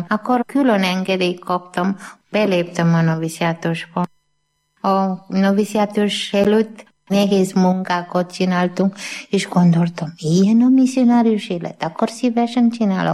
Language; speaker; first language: Hungarian; non-native, learner; Malayalam